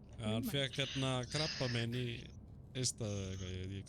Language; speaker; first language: Icelandic; native; Icelandic